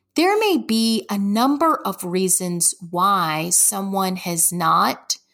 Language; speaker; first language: English; native; English